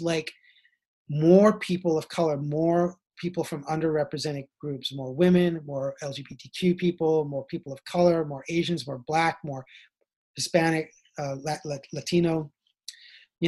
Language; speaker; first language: English; native; English